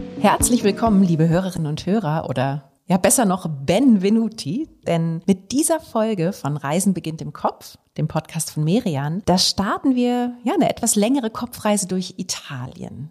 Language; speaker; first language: German; native; German